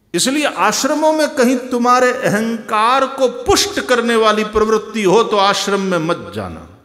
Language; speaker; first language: Hindi; non-native, local second language; Gujarati